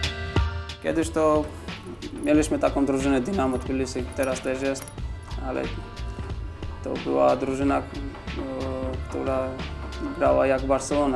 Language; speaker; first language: Polish; non-native, fluent; Georgian